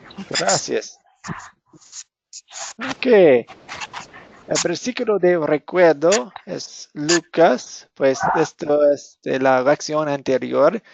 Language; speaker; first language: Spanish; non-native, fluent; English